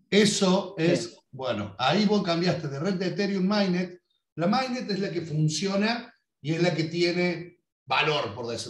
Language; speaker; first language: Spanish; native; Spanish